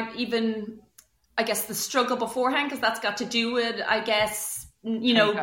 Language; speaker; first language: English; native; English